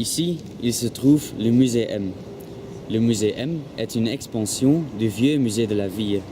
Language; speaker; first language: French; non-native, learner; Dutch